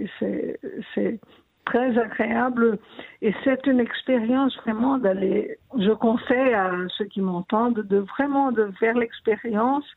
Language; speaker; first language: French; non-native, fluent; Portuguese